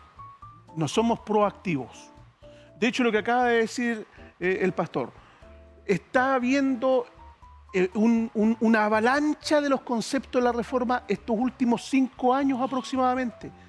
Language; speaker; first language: Spanish; native; Spanish